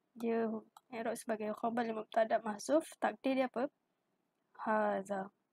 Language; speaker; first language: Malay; native; Malay